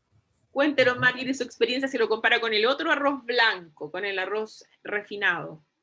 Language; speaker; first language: Spanish; native; Spanish